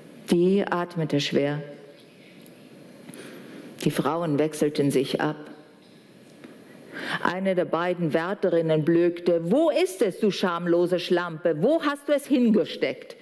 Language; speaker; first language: German; native; German